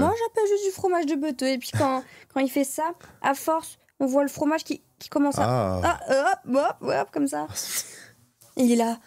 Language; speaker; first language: French; native; French